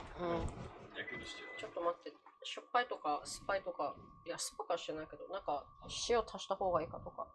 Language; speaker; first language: Japanese; native; Japanese